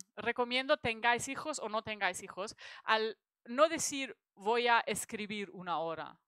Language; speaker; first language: Spanish; non-native, fluent; German